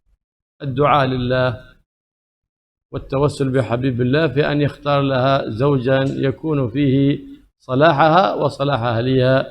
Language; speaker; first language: Arabic; native; Arabic